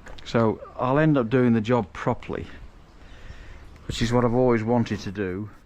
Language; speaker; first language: English; native; English